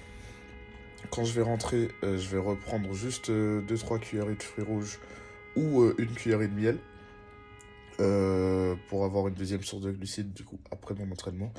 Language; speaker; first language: French; native; French